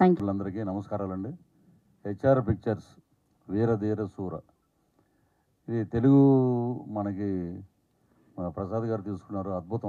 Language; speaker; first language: Telugu; native; Telugu